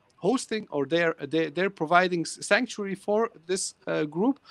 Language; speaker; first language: English; early bilingual, other home language; Persian